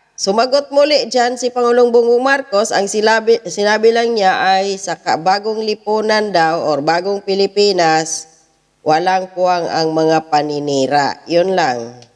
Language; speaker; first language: Filipino; native; Filipino